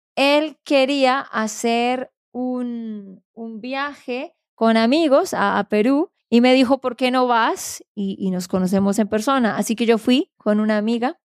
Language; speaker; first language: Spanish; native; Spanish